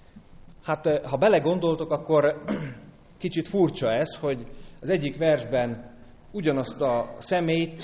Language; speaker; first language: Hungarian; native; Hungarian